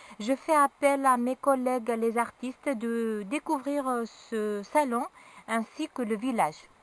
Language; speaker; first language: French; non-native, local second language; Arabic